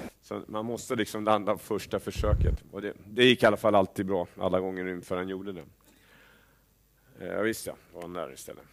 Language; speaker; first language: Swedish; native; Swedish